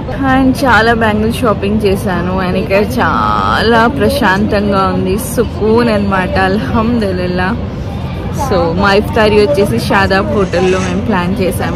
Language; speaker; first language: Telugu; non-native, local second language; Urdu